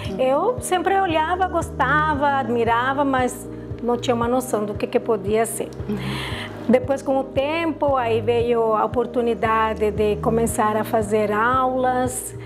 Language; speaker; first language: Portuguese; non-native, fluent; Spanish